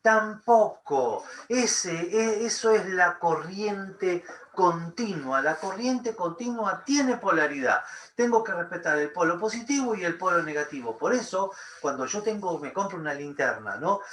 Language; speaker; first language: Spanish; native; Spanish